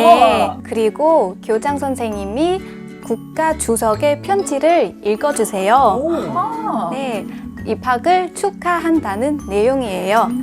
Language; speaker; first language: Korean; non-native, learner; Vietnamese